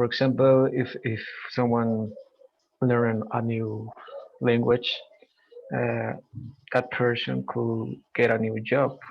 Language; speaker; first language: English; non-native, learner; Spanish